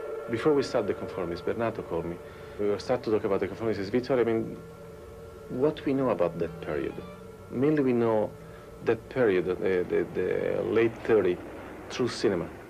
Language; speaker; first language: English; non-native, fluent; Italian